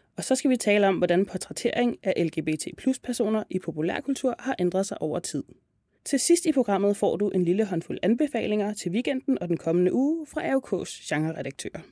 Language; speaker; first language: Danish; native; Danish